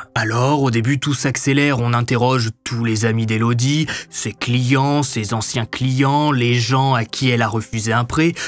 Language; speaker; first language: French; native; French